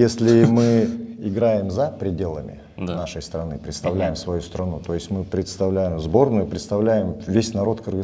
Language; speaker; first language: Russian; native; Russian